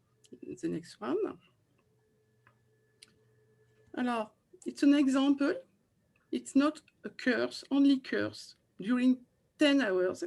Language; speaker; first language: English; non-native, fluent; French